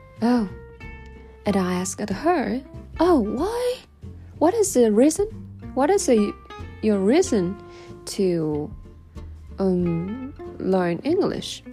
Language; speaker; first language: English; non-native, learner; Japanese